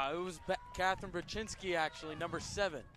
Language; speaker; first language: English; native; English